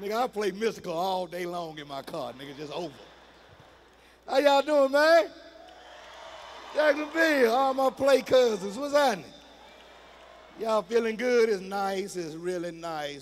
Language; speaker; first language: English; native; English